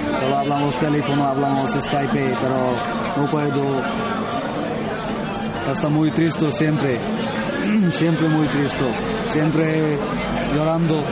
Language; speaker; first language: Spanish; non-native, learner; Bangla